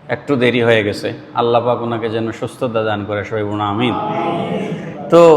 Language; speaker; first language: Bangla; non-native, local second language; Sylheti